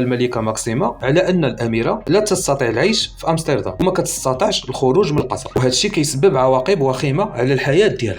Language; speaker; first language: Arabic; native; Arabic